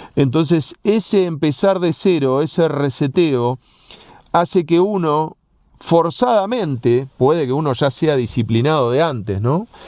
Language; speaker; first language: Spanish; native; Spanish